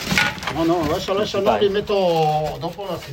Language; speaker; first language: Italian; non-native, learner; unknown